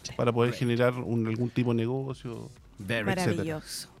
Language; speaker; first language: Spanish; native; Spanish